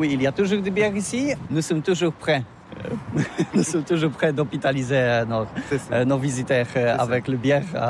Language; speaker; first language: French; non-native, learner; Polish